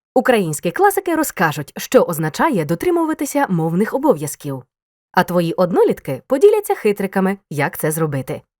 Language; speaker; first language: Ukrainian; native; Ukrainian